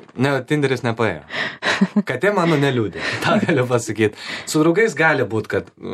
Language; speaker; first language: Lithuanian; non-native, local second language; Polish